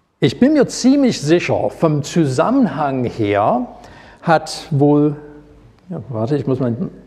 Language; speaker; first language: German; non-native, fluent; English